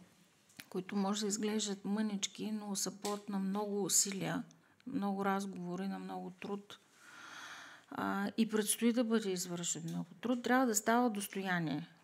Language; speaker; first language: Bulgarian; native; Bulgarian